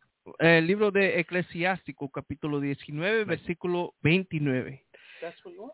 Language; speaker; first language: Spanish; early bilingual, heritage; Spanish